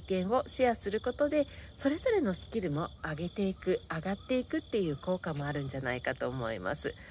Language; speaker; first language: Japanese; native; Japanese